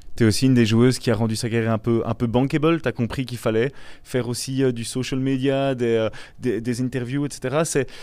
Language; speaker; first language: French; native; French